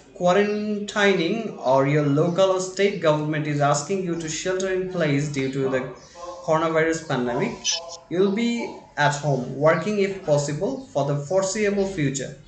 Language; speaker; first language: English; non-native, local second language; Bangla